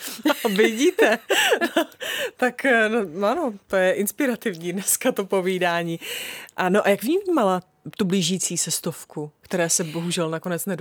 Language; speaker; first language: Czech; native; Czech